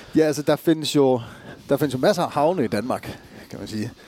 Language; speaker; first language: Danish; native; Danish